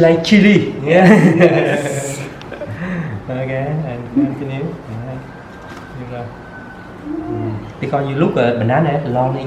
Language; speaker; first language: English; non-native, local second language; Vietnamese